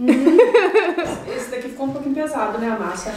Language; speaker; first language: Portuguese; native; Portuguese